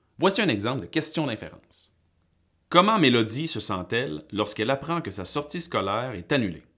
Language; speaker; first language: French; native; French